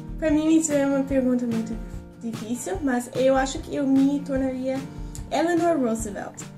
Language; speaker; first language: Portuguese; non-native, fluent; English